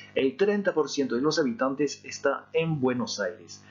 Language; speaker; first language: Spanish; non-native, fluent; French